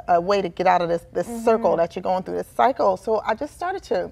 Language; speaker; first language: English; native; English